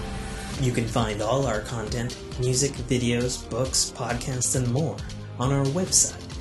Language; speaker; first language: English; native; English